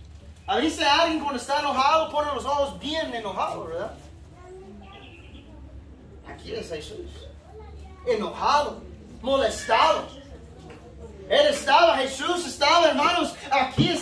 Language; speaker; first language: Spanish; non-native, fluent; English